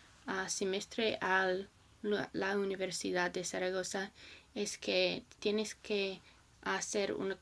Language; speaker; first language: Spanish; non-native, learner; English